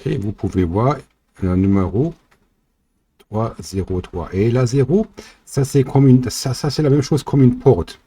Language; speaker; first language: French; non-native, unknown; German